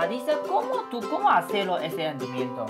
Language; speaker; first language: Spanish; non-native, learner; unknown